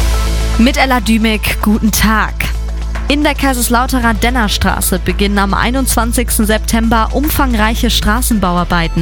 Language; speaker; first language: German; native; German